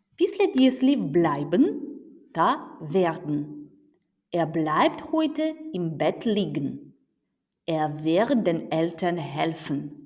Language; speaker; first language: German; non-native, fluent; Ukrainian